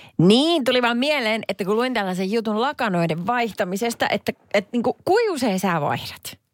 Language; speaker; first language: Finnish; native; Finnish